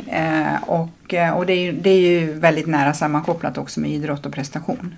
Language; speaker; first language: Swedish; native; Swedish